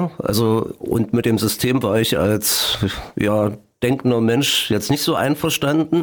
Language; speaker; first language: German; native; German